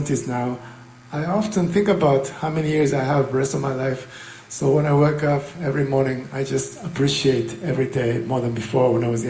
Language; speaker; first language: English; non-native, fluent; Japanese